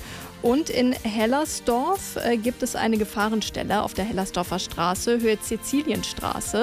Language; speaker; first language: German; native; German